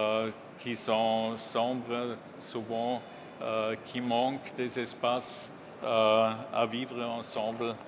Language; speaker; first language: French; non-native, learner; German